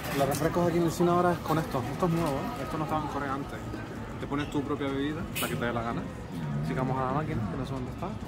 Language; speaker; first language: Spanish; native; Spanish